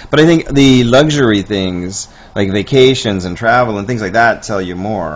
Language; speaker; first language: English; native; English